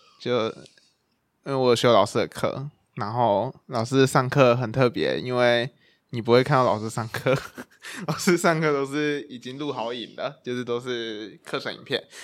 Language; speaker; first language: Chinese; native; Chinese